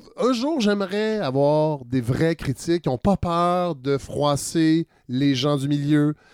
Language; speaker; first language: French; native; French